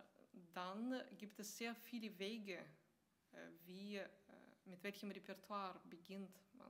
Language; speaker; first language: German; non-native, fluent; Russian